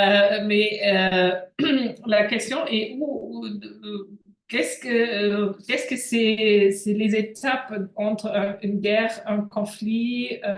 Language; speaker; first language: French; non-native, fluent; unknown